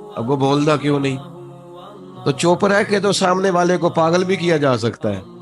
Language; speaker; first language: Urdu; non-native, local second language; Punjabi